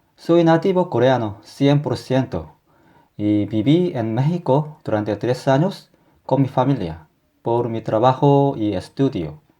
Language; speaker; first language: Spanish; non-native, fluent; Korean